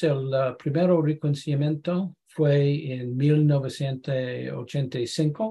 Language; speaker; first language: Spanish; non-native, learner; English